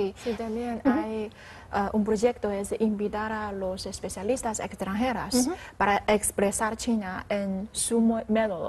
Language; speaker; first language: Spanish; non-native, learner; Chinese